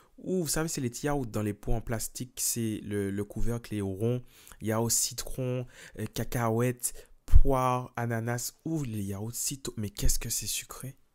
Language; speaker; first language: French; native; French